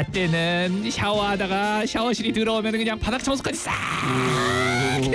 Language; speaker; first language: Korean; native; Korean